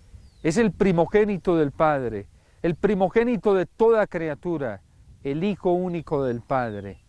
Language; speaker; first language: Spanish; native; Spanish